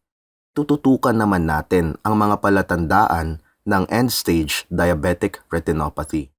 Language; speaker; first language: Filipino; native; Filipino